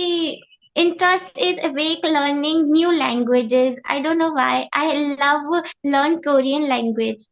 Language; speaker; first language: English; non-native, learner; Hindi